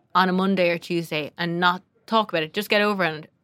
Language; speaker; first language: English; native; English